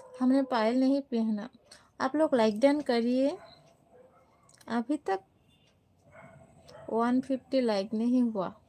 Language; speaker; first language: Hindi; non-native, local second language; Bangla